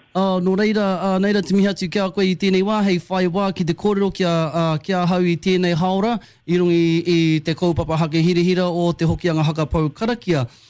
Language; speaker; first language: Māori; native; Māori